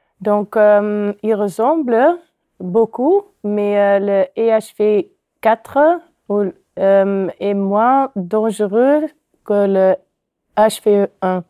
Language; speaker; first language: French; non-native, local second language; Dutch